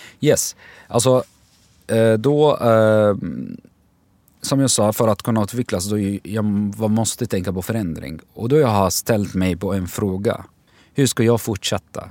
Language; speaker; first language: Swedish; non-native, fluent; Arabic